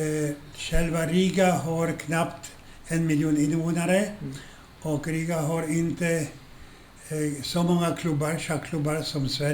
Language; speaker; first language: Swedish; non-native, fluent; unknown